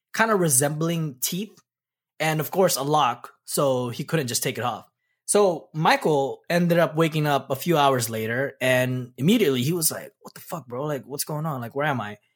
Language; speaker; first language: English; early bilingual, other home language; Pampanga